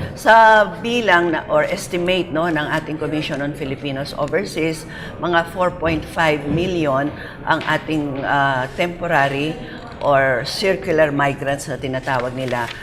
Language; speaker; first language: Filipino; non-native, local second language; Pampanga